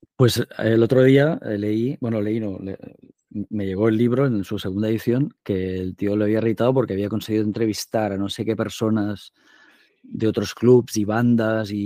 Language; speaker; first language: Spanish; native; Spanish